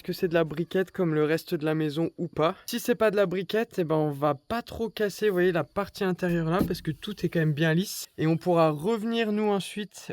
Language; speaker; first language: French; native; French